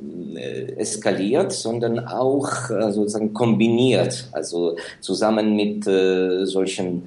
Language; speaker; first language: German; non-native, fluent; Ukrainian